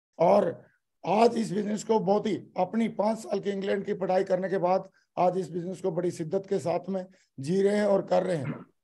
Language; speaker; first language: Hindi; native; Hindi